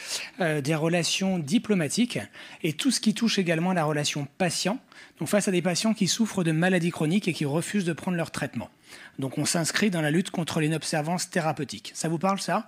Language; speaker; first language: French; native; French